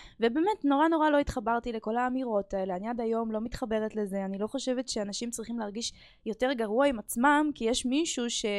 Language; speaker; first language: Hebrew; early bilingual, other home language; Russian